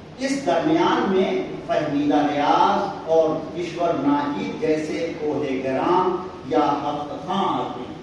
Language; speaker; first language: Urdu; native; Urdu